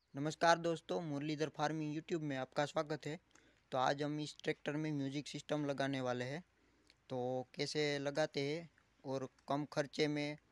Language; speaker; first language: Hindi; non-native, local second language; Gujarati